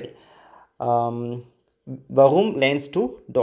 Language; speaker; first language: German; non-native, learner; Tamil